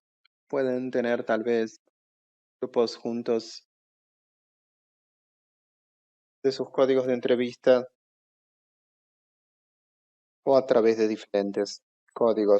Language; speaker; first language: Spanish; non-native, fluent; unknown